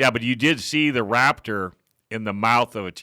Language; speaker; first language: English; native; English